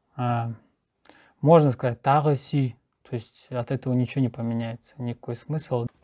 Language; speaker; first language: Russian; native; Russian